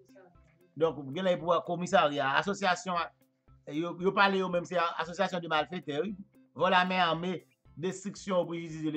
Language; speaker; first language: French; non-native, local second language; Haitian Creole